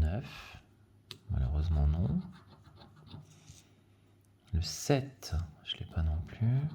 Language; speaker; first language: French; native; French